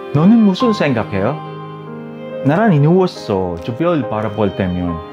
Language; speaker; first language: Korean; non-native, learner; Filipino